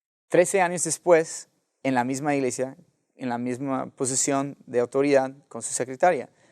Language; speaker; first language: Spanish; non-native, fluent; English